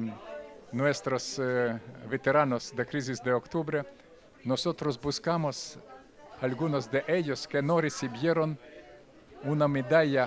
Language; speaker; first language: Spanish; non-native, fluent; Russian